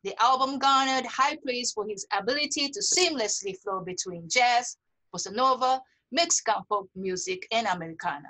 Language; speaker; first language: English; non-native, fluent; Japanese